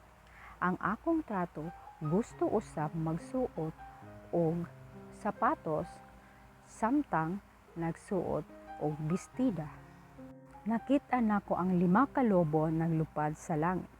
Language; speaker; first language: Cebuano; non-native, learner; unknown